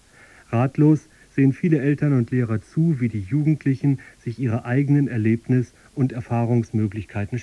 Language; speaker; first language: German; native; German